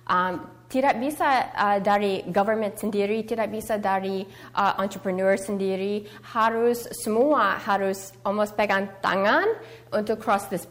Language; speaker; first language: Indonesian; early bilingual, heritage; Indonesian